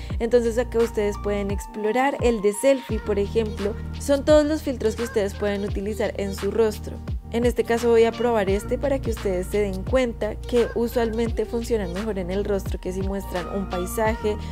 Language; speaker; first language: Spanish; native; Spanish